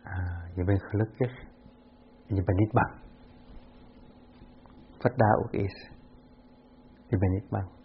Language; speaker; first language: Dutch; non-native, fluent; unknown